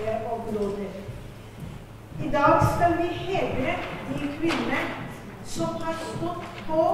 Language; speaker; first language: Norwegian; non-native, fluent; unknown